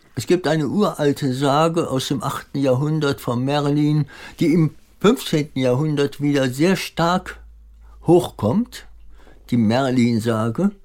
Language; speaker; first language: German; native; German